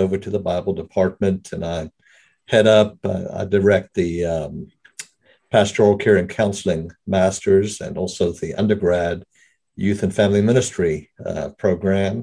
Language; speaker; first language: English; native; English